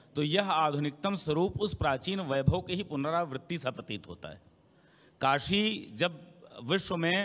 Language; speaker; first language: Hindi; native; Hindi